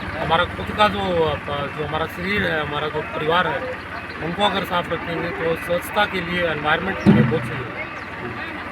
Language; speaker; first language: Hindi; native; Hindi